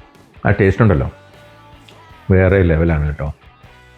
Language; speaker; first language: Malayalam; native; Malayalam